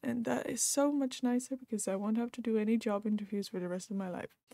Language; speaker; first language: English; non-native, fluent; Dutch